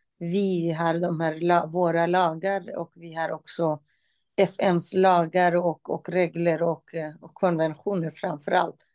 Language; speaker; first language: Swedish; non-native, fluent; Central Kurdish